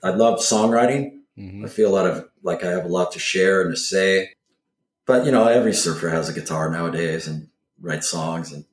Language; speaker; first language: English; native; English